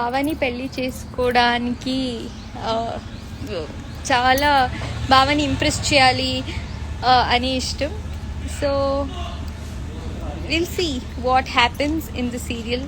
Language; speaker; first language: Telugu; non-native, learner; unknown